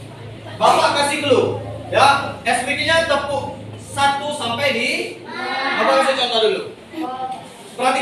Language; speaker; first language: Indonesian; native; Indonesian